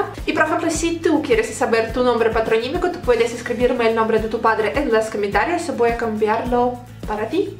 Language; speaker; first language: Spanish; non-native, learner; Russian